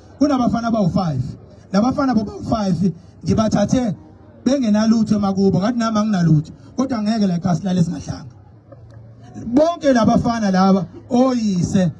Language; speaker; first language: Zulu; native; Zulu